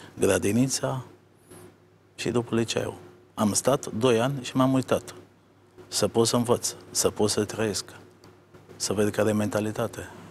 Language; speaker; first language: Romanian; non-native, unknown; Italian